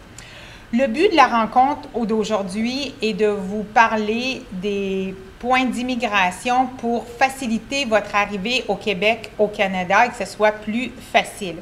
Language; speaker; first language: French; native; French